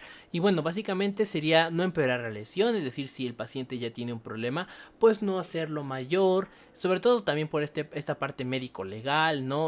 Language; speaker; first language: Spanish; native; Spanish